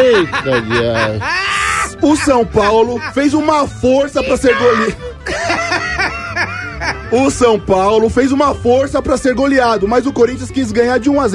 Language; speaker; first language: Portuguese; native; Portuguese